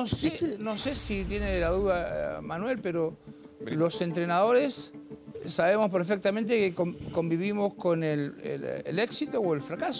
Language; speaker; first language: Spanish; native; Spanish